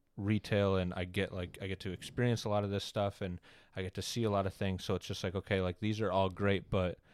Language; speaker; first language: English; native; English